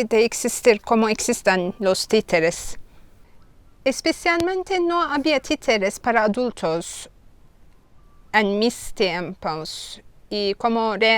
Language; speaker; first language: Spanish; non-native, fluent; Turkish